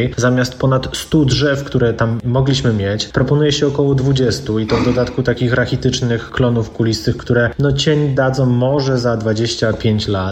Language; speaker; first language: Polish; native; Polish